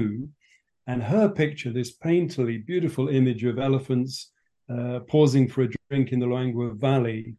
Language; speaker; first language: English; native; English